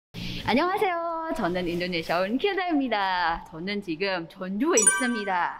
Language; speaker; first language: Korean; non-native, fluent; Indonesian